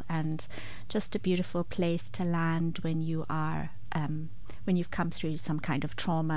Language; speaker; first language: English; native; English